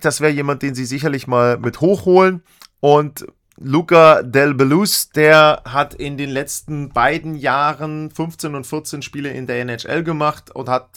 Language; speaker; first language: German; native; German